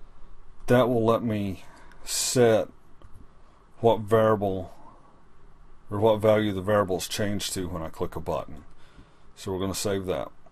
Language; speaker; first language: English; native; English